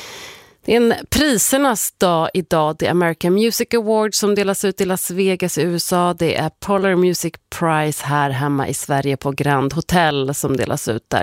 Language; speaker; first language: Swedish; native; Swedish